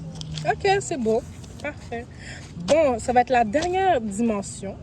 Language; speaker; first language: French; native; French